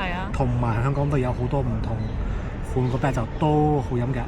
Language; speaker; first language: Cantonese; early bilingual, heritage; Cantonese